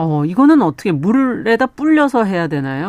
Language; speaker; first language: Korean; native; Korean